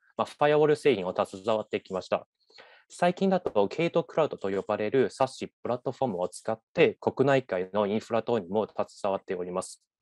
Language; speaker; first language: Japanese; non-native, fluent; Cantonese